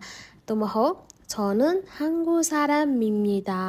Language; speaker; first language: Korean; non-native, fluent; Burmese